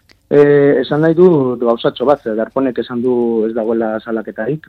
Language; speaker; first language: Basque; non-native, local second language; Spanish